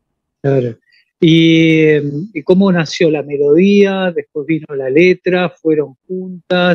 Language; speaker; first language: Spanish; native; Spanish